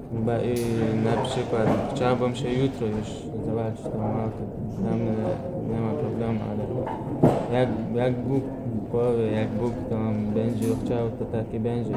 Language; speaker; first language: Polish; non-native, learner; Chechen